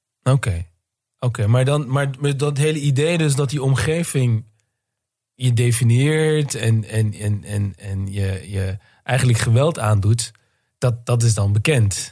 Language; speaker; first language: Dutch; early bilingual, other home language; Turkish